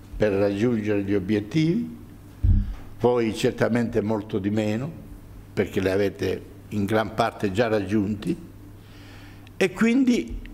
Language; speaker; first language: Italian; native; Italian